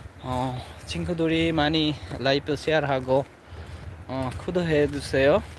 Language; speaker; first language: Korean; non-native, learner; Bangla